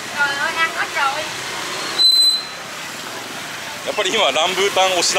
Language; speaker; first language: Japanese; native; Japanese